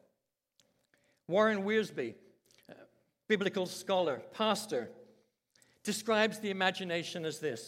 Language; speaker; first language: English; native; English